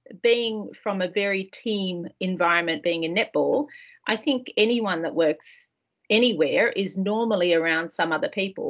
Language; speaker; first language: English; native; English